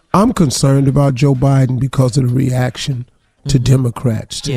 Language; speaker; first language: English; native; English